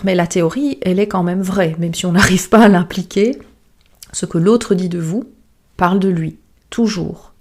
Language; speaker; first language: French; native; French